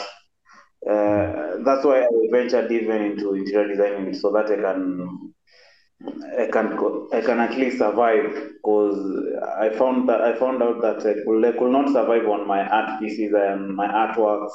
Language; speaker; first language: English; non-native, local second language; Kamba